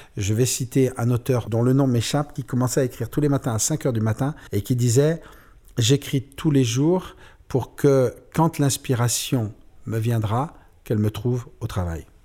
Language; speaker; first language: French; native; French